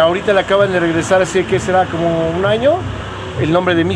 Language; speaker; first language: Spanish; native; Spanish